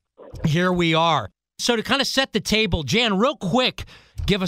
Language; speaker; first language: English; native; English